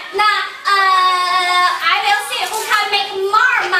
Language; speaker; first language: English; non-native, learner; Chinese